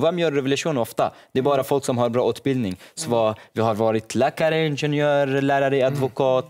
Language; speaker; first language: Swedish; non-native, learner; Arabic